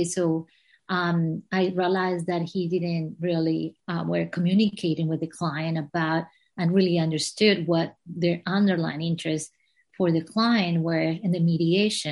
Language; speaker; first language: English; non-native, fluent; Spanish